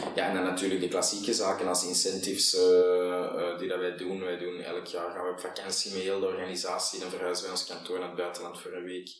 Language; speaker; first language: Dutch; native; Dutch